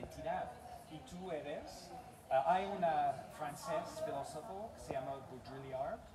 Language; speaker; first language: Spanish; non-native, learner; English